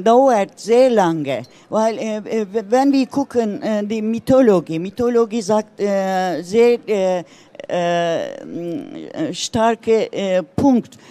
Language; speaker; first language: German; non-native, learner; Turkish